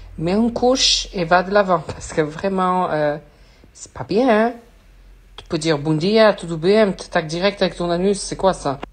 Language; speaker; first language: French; early bilingual, other home language; Portuguese